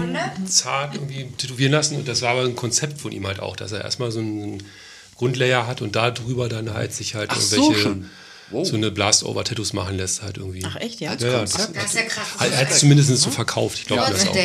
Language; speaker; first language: German; native; German